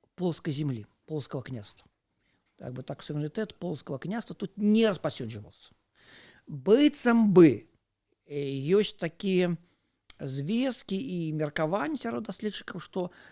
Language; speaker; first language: Belarusian; non-native, local second language; Russian